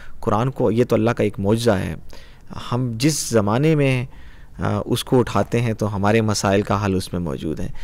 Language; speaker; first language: Urdu; native; Urdu